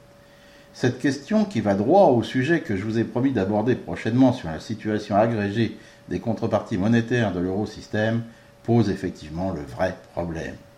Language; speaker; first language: French; native; French